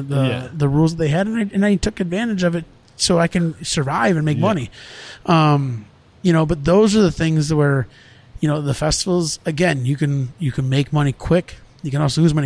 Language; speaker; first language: English; native; English